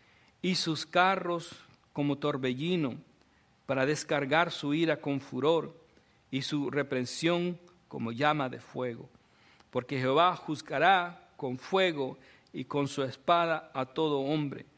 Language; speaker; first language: Spanish; native; Spanish